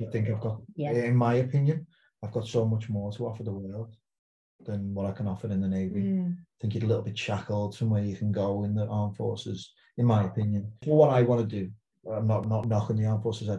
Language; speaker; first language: English; native; English